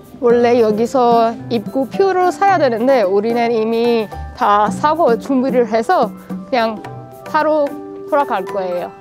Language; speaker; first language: Korean; non-native, fluent; Persian